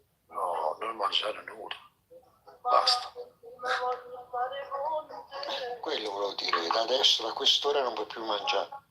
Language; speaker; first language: Italian; non-native, learner; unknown